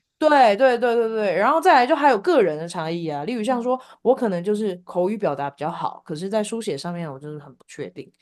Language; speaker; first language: Chinese; native; Chinese